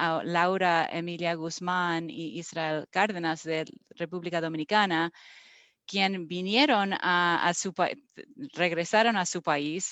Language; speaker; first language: Spanish; non-native, fluent; English